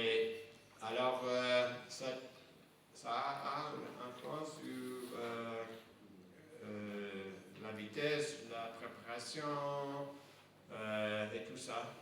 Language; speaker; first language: French; non-native, fluent; English